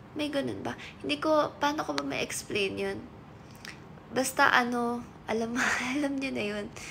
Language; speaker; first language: Filipino; native; Filipino